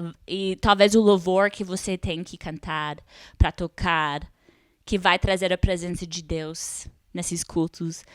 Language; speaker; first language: Portuguese; non-native, fluent; English